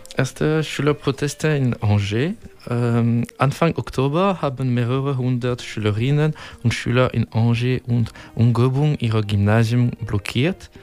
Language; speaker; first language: German; non-native, fluent; French